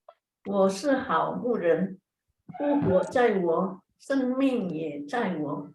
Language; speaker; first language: Chinese; non-native, learner; Indonesian